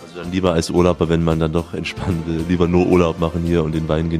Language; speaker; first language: German; native; German